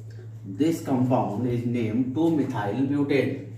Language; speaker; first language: English; non-native, local second language; Hindi